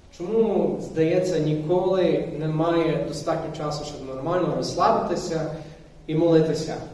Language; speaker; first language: Ukrainian; non-native, fluent; English